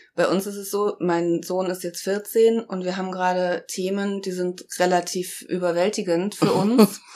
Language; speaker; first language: German; native; German